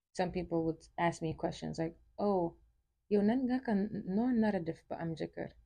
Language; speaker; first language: English; early bilingual, other home language; Wolof